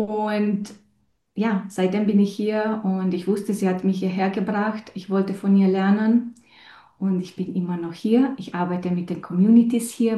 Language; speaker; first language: German; non-native, fluent; Romanian